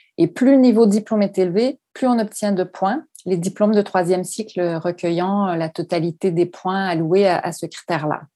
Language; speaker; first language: French; native; French